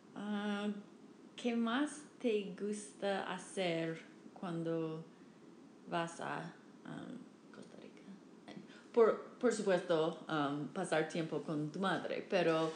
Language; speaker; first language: Spanish; non-native, learner; English